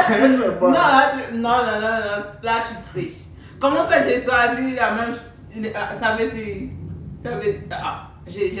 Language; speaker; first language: French; non-native, learner; Haitian Creole